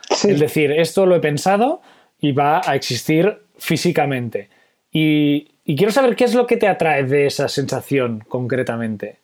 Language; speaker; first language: Spanish; non-native, local second language; Catalan